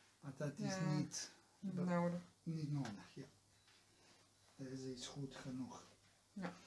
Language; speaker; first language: Dutch; non-native, learner; Serbian